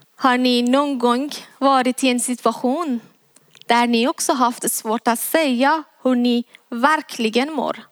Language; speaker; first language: Swedish; non-native, fluent; Persian